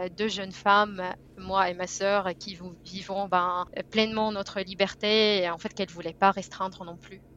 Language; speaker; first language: French; non-native, fluent; Arabic